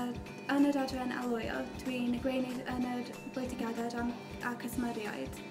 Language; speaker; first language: Welsh; non-native, local second language; English